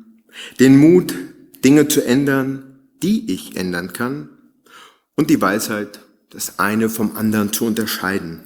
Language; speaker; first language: German; native; German